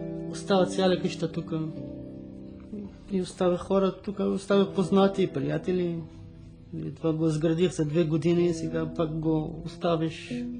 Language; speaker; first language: Bulgarian; non-native, fluent; Arabic